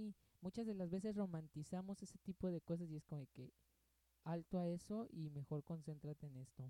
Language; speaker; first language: Spanish; native; Spanish